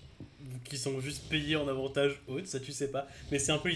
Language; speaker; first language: French; native; French